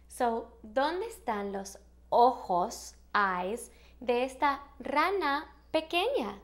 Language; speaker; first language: Spanish; early bilingual, heritage; Spanish